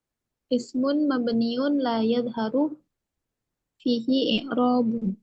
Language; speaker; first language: Arabic; non-native, learner; Indonesian